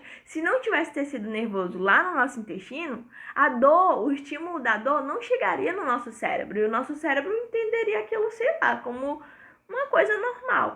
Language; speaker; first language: Portuguese; native; Portuguese